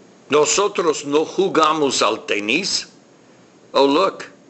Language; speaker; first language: Spanish; non-native, fluent; English